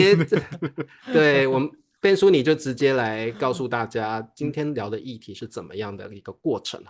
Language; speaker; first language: Chinese; native; Chinese